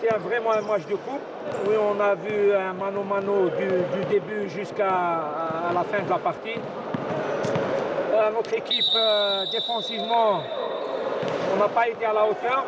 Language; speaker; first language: French; non-native, local second language; Arabic